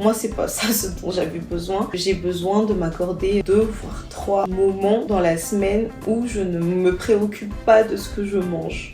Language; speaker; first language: French; non-native, local second language; Malagasy